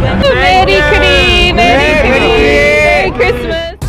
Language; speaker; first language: Japanese; non-native, learner; English